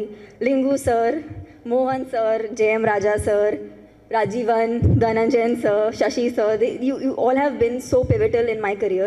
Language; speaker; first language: Tamil; non-native, fluent; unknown